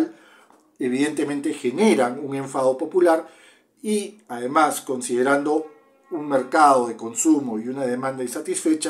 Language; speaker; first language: Spanish; native; Spanish